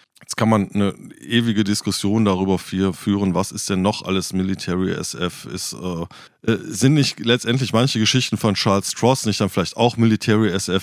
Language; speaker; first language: German; native; German